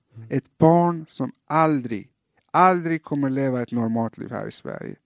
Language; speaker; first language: Swedish; early bilingual, other home language; Persian